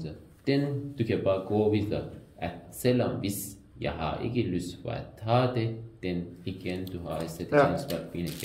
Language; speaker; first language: Danish; non-native, learner; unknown